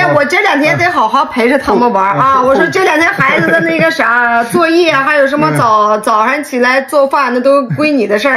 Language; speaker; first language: Chinese; non-native, fluent; Russian